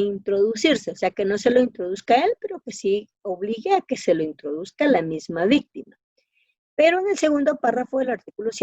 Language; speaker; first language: Spanish; native; Spanish